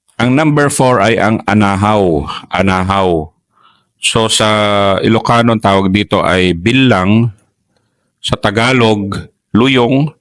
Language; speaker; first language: Filipino; native; Filipino